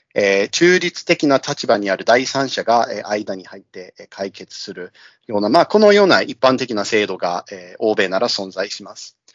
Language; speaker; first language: Japanese; non-native, fluent; English